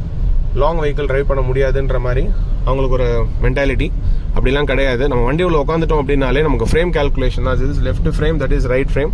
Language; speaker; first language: Tamil; native; Tamil